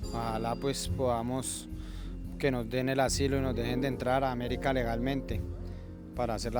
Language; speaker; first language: Spanish; native; Spanish